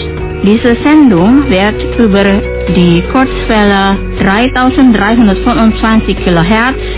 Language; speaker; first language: German; non-native, fluent; Indonesian